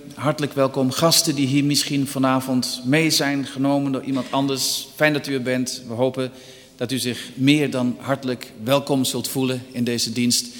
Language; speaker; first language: Dutch; native; Dutch